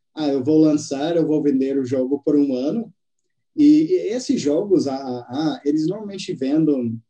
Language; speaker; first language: Portuguese; non-native, fluent; English